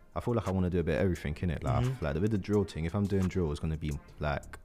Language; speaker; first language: English; native; English